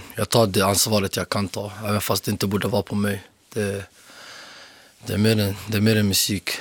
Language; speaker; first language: Swedish; early bilingual, other home language; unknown